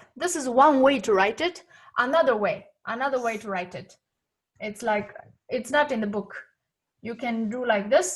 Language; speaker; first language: English; non-native, fluent; Tibetan